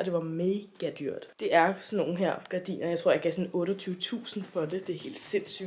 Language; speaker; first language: Danish; native; Danish